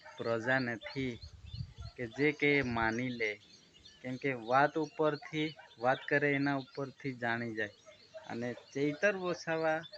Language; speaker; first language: Gujarati; non-native, local second language; Bhili